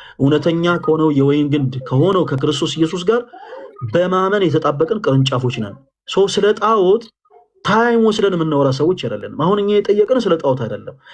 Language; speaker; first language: Amharic; native; Amharic